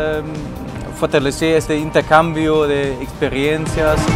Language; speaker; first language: Spanish; non-native, fluent; German